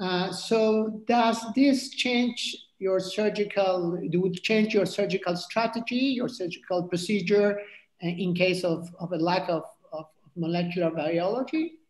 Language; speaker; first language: English; non-native, fluent; Spanish